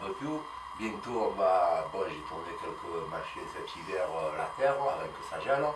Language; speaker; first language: French; native; French